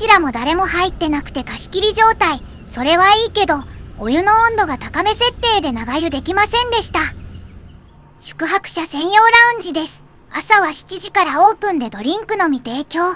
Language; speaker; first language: Japanese; native; Japanese